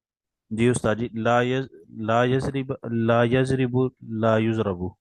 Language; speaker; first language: Arabic; non-native, learner; Urdu